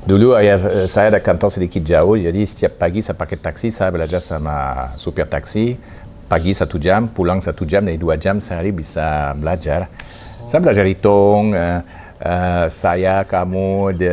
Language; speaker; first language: Indonesian; non-native, fluent; French